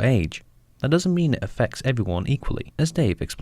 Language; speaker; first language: English; native; English